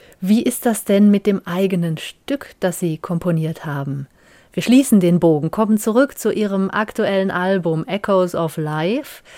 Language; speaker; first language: German; native; German